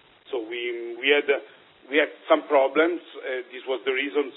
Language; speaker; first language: English; non-native, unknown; Italian